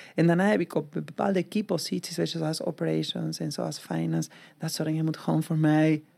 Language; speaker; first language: Dutch; non-native, fluent; Spanish